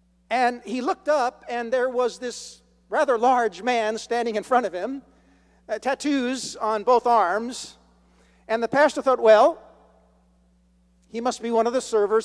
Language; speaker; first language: English; native; English